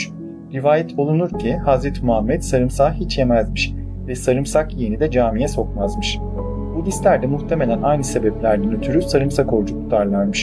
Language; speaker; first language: Turkish; native; Turkish